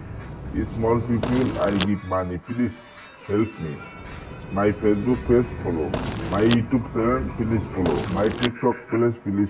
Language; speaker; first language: English; non-native, learner; Bangla